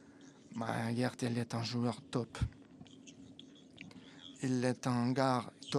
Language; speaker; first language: French; non-native, fluent; Italian